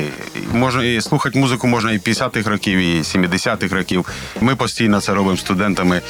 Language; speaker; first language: Ukrainian; non-native, local second language; Russian